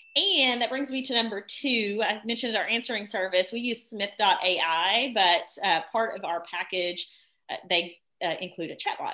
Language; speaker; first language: English; native; English